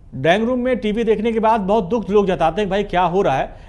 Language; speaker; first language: Hindi; native; Hindi